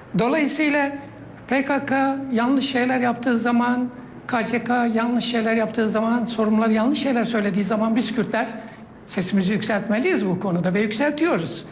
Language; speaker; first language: Turkish; non-native, local second language; Kurdish